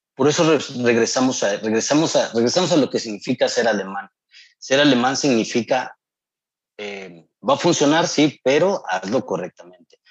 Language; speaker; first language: Spanish; native; Spanish